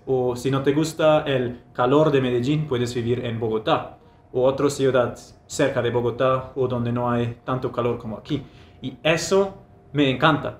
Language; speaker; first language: Spanish; non-native, fluent; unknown